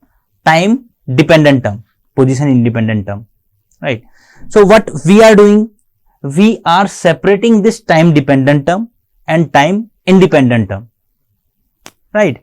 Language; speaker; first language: English; non-native, local second language; Hindi